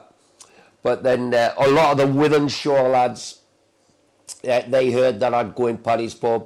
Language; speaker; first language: English; native; English